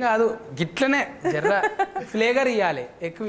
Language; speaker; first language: Telugu; native; Telugu